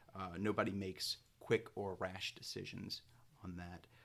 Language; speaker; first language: English; native; English